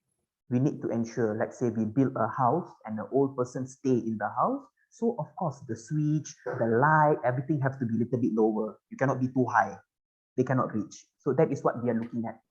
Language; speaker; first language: English; non-native, fluent; Malay